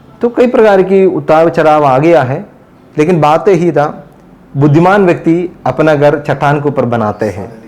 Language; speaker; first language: Hindi; non-native, local second language; Malayalam